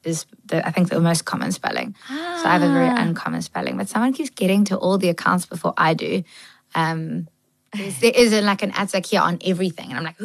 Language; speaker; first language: English; native; English